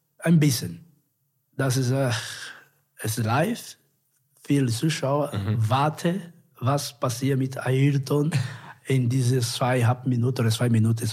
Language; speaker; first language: German; non-native, learner; Portuguese